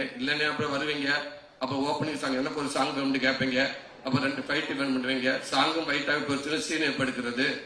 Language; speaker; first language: Tamil; native; Tamil